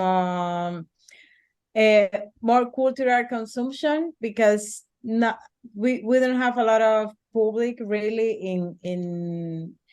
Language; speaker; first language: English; non-native, learner; Spanish